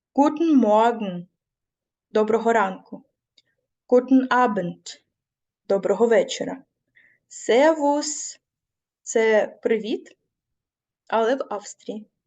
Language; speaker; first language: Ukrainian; native; Ukrainian